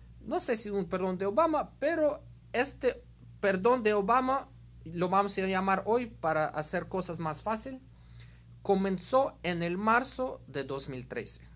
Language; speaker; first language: Spanish; non-native, fluent; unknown